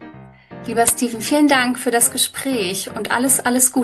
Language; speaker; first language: German; native; German